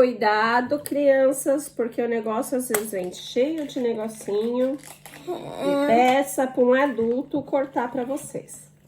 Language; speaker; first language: Portuguese; native; Portuguese